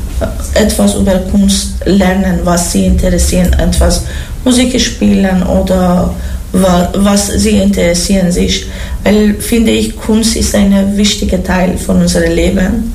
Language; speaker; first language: German; non-native, learner; Persian